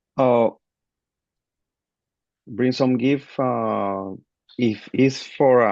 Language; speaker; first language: English; non-native, learner; Spanish